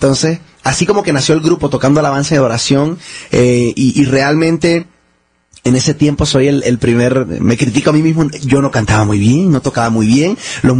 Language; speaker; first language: Spanish; early bilingual, heritage; Spanish